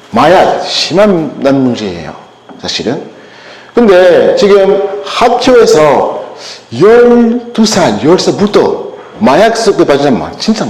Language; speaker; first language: Korean; non-native, learner; French